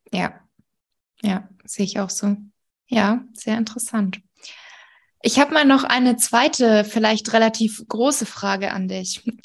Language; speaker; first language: German; native; German